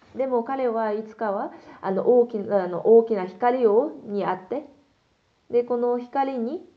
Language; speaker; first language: Japanese; non-native, fluent; Korean